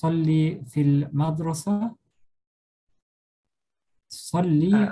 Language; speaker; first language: Arabic; non-native, learner; German